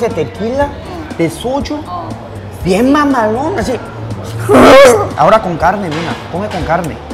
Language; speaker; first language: Spanish; non-native, fluent; Korean